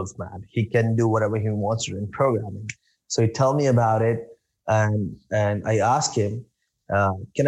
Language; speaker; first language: English; non-native, local second language; Urdu